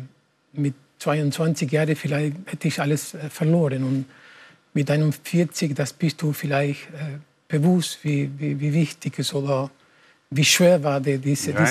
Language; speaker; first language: German; non-native, learner; Spanish